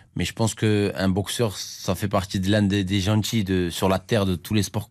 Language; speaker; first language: French; early bilingual, other home language; Armenian